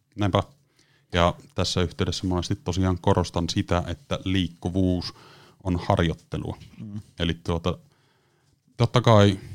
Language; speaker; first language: Finnish; native; Finnish